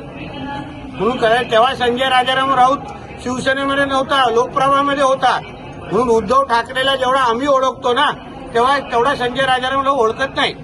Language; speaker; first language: Marathi; native; Marathi